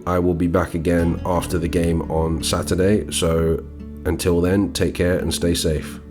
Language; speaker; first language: English; native; English